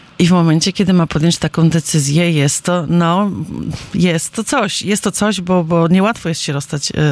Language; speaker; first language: Polish; native; Polish